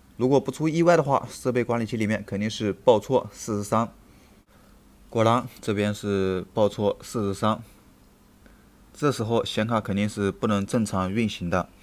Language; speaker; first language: Chinese; native; Chinese